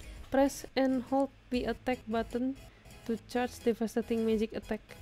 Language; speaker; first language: English; non-native, fluent; Indonesian